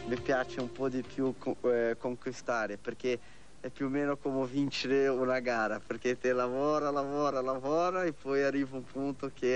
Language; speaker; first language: Italian; non-native, learner; Portuguese